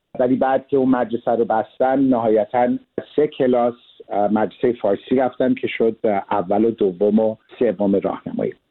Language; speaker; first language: Persian; early bilingual, heritage; Persian